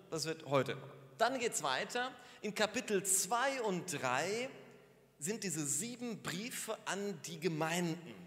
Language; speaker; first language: German; native; German